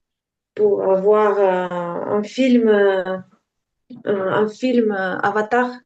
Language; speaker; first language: French; non-native, learner; Ukrainian